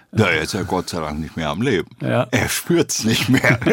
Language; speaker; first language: German; native; German